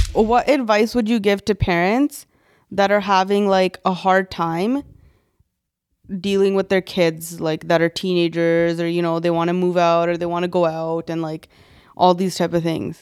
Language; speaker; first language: English; early bilingual, other home language; Punjabi